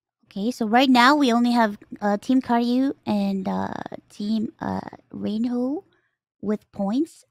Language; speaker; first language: English; early bilingual, other home language; Spanish